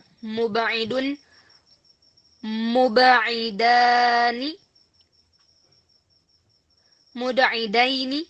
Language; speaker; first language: Arabic; non-native, learner; Indonesian